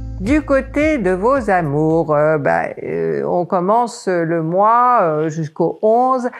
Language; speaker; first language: French; native; French